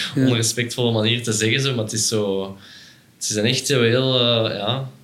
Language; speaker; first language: Dutch; non-native, fluent; Persian